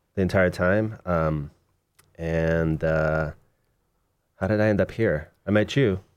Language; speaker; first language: English; early bilingual, other home language; Russian